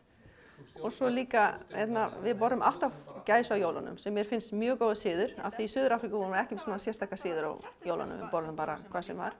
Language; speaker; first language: Icelandic; non-native, fluent; Afrikaans